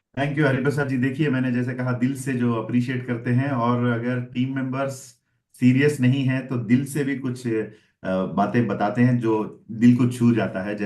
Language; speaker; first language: Hindi; non-native, local second language; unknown